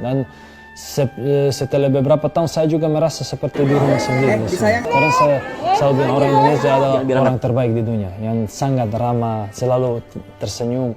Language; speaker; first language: Indonesian; non-native, fluent; Serbian